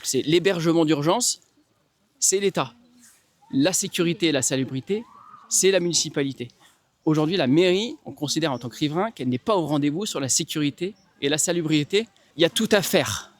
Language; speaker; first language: French; native; French